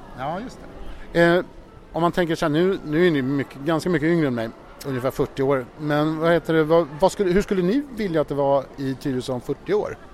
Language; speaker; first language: Swedish; native; Swedish